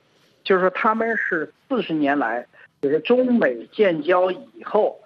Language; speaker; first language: Chinese; native; Chinese